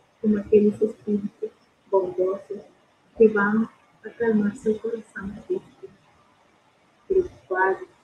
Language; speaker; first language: Portuguese; non-native, learner; Spanish